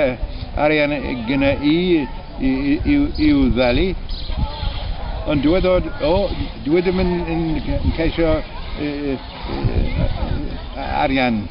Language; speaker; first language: Welsh; non-native, learner; Irish